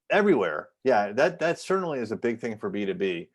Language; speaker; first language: English; native; English